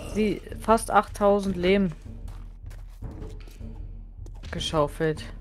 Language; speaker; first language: German; native; German